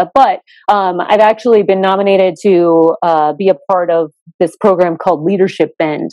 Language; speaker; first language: English; native; English